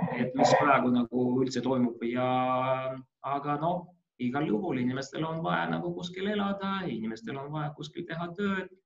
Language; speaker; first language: Estonian; non-native, local second language; Russian